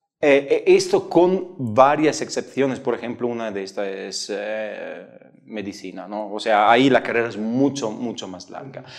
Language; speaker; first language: Spanish; non-native, fluent; Italian